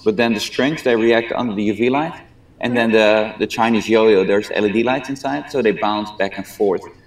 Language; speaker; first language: English; non-native, fluent; Dutch